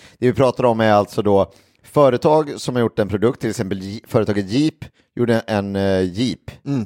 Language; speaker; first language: Swedish; native; Swedish